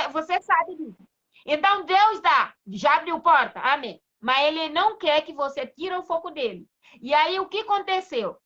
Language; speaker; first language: Portuguese; non-native, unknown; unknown